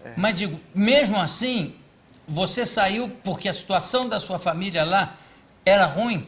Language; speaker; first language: Portuguese; native; Portuguese